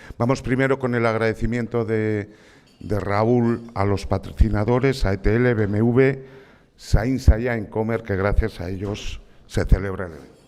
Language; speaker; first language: Spanish; native; Spanish